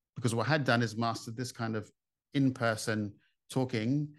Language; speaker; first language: English; native; English